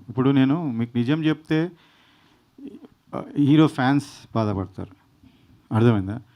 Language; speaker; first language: Telugu; native; Telugu